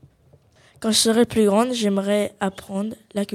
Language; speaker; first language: French; non-native, learner; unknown